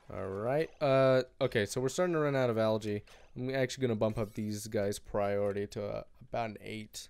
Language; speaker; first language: English; native; English